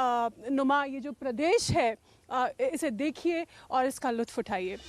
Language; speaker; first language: Hindi; native; Hindi